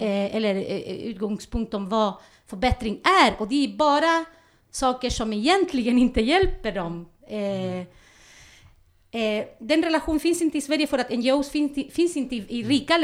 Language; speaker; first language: Swedish; non-native, fluent; Spanish